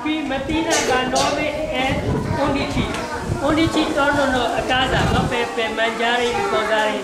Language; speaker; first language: Italian; non-native, learner; Burmese